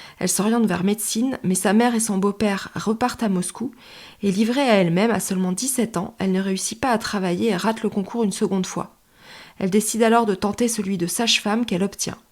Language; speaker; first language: French; native; French